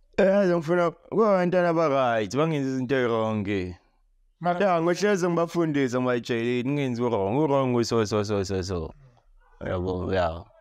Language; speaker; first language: Zulu; native; Zulu